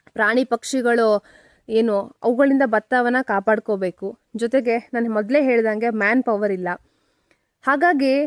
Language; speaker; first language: Kannada; native; Kannada